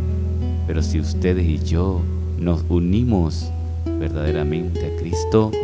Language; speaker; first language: Spanish; native; Spanish